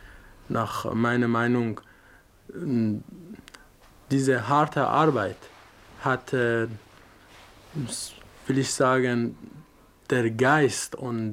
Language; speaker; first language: German; non-native, fluent; Persian